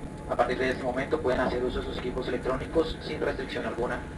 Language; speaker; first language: Spanish; native; Spanish